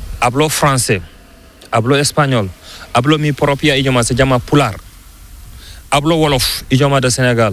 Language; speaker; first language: Spanish; non-native, learner; Fula